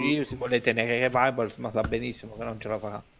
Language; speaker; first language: Italian; native; Italian